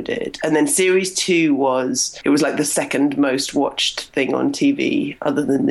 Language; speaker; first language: English; native; English